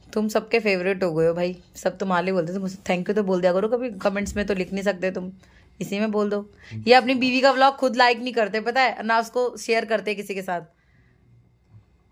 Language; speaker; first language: Hindi; native; Hindi